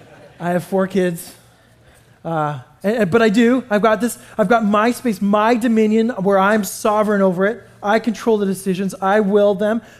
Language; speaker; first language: English; native; English